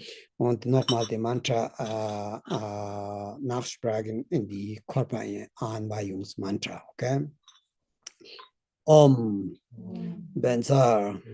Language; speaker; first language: German; non-native, learner; Tibetan